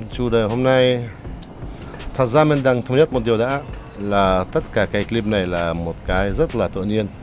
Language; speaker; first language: Vietnamese; non-native, fluent; Arabic